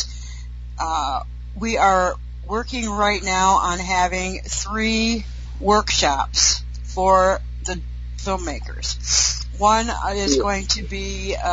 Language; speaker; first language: English; native; English